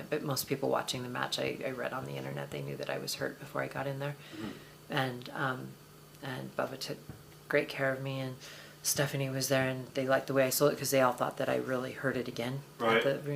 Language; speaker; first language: English; native; English